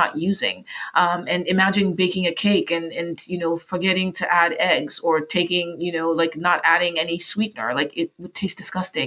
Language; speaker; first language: English; non-native, local second language; Yoruba